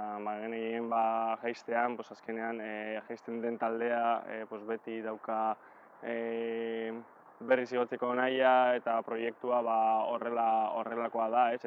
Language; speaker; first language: Basque; non-native, local second language; Spanish